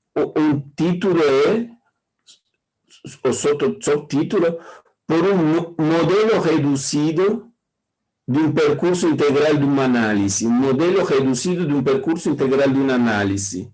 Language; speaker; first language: Portuguese; non-native, fluent; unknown